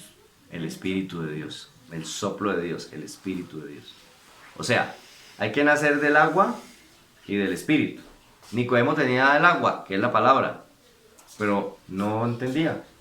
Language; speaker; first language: Spanish; native; Spanish